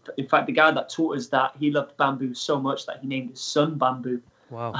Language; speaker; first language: English; native; English